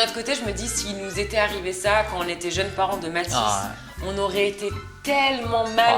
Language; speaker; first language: French; native; French